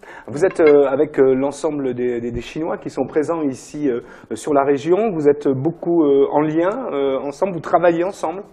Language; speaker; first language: French; native; French